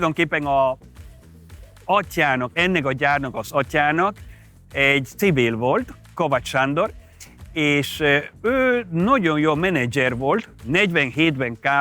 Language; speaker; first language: Hungarian; non-native, fluent; Spanish